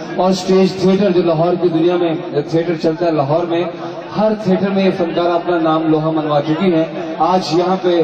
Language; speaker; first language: Urdu; non-native, local second language; Punjabi